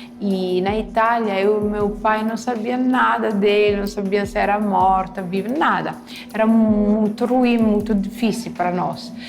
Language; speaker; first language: Portuguese; non-native, fluent; Italian